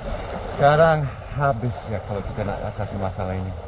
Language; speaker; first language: Indonesian; non-native, learner; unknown